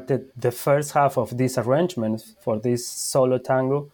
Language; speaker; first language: English; non-native, fluent; Spanish